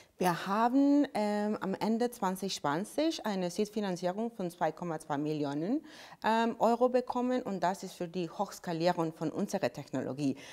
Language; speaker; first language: German; non-native, fluent; Spanish